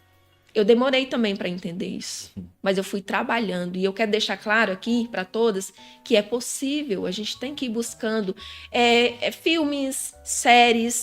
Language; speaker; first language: Portuguese; native; Portuguese